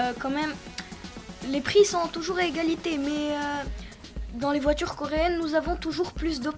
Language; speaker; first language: French; non-native, local second language; Arabic